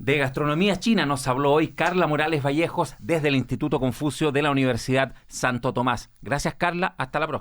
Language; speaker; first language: Spanish; native; Spanish